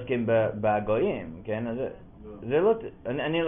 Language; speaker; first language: Hebrew; non-native, fluent; English